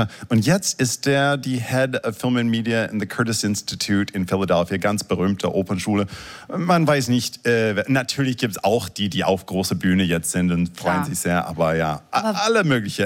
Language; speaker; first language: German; non-native, fluent; English